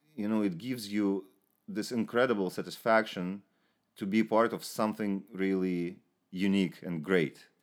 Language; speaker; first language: English; non-native, fluent; Russian